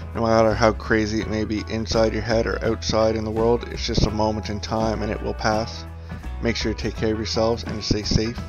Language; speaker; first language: English; native; English